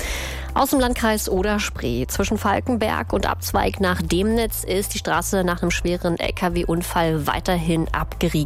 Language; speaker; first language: German; native; German